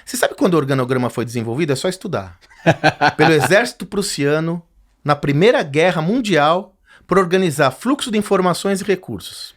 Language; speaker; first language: Portuguese; native; Portuguese